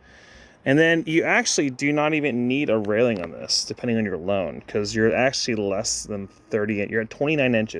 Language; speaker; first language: English; native; English